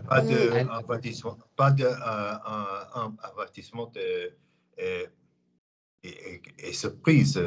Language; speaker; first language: French; non-native, learner; English